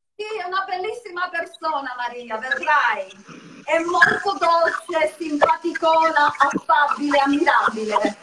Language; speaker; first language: Italian; early bilingual, heritage; Italian